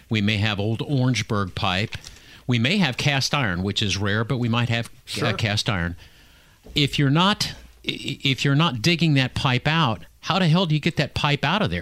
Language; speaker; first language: English; native; English